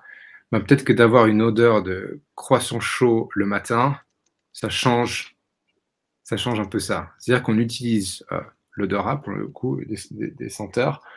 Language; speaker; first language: French; native; French